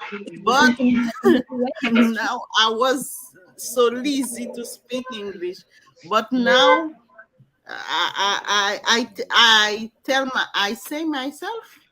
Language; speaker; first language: English; non-native, learner; French